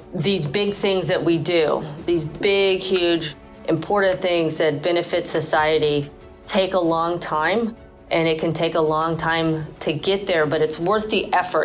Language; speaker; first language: English; native; English